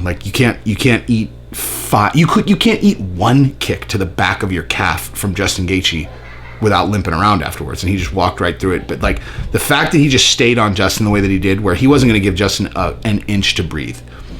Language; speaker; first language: English; native; English